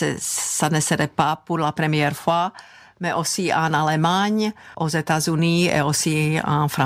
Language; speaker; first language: French; non-native, fluent; Czech